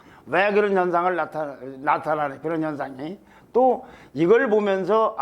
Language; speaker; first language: Korean; native; Korean